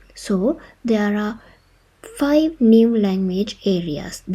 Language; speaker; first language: English; non-native, local second language; Sinhala